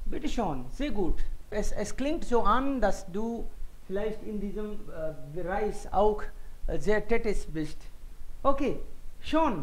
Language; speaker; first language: German; non-native, fluent; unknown